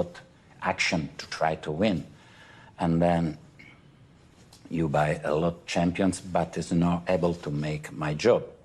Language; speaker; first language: English; non-native, fluent; Italian